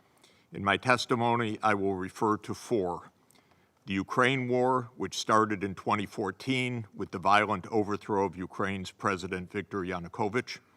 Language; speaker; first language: English; native; English